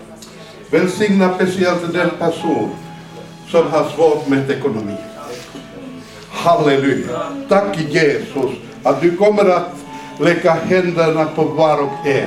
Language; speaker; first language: Swedish; non-native, fluent; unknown